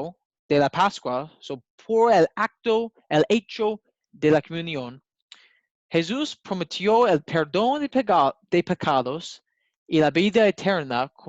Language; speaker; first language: Spanish; non-native, learner; English